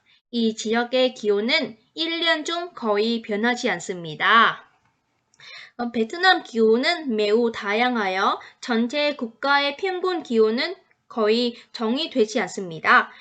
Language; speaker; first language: Korean; non-native, fluent; Vietnamese